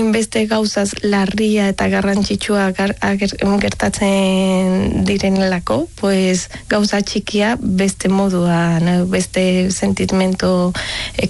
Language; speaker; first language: Basque; non-native, learner; Spanish